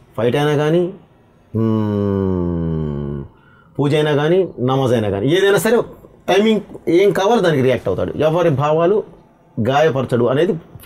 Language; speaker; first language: Telugu; native; Telugu